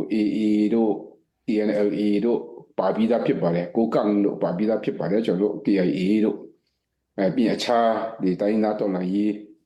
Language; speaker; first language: Burmese; non-native, local second language; Kachin